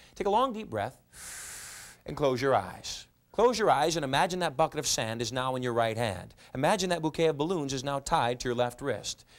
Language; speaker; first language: English; native; English